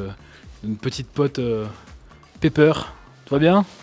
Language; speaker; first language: French; native; French